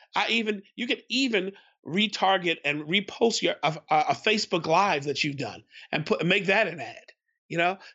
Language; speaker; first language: English; native; English